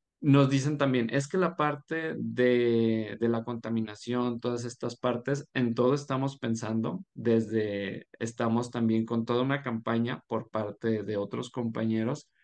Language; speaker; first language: Spanish; native; Spanish